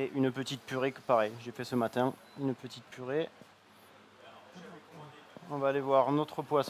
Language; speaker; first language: French; native; French